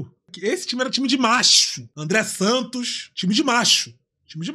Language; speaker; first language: Portuguese; native; Portuguese